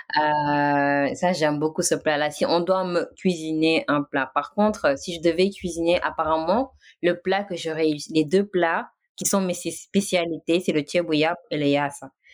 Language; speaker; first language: French; non-native, local second language; Wolof